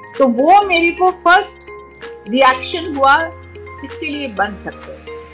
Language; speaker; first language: Hindi; non-native, local second language; Bangla